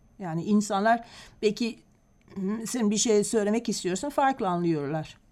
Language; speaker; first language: Turkish; non-native, fluent; Dutch